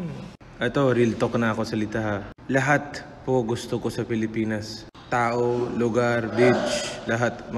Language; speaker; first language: Filipino; non-native, fluent; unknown